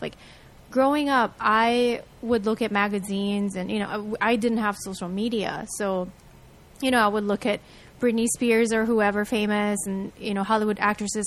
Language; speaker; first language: English; native; English